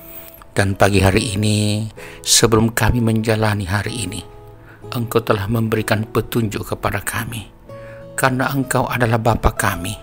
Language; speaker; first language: Indonesian; native; Indonesian